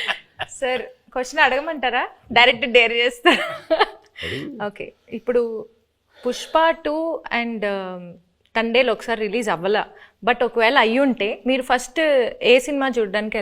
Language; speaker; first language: Telugu; native; Telugu